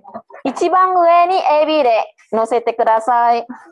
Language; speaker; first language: Japanese; non-native, learner; Vietnamese